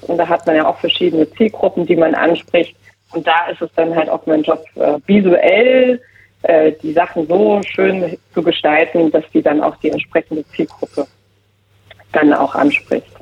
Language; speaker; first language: German; native; German